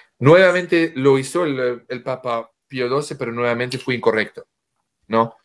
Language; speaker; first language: Spanish; non-native, fluent; French